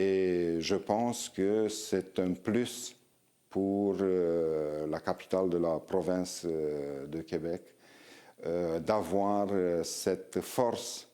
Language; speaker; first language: French; non-native, fluent; Romanian